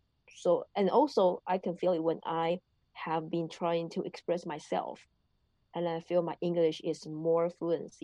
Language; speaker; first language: English; non-native, learner; Chinese